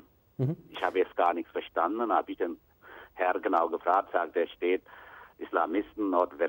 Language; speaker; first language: German; non-native, fluent; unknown